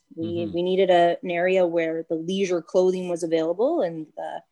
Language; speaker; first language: English; native; English